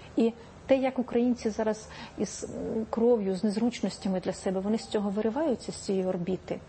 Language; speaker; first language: Ukrainian; native; Ukrainian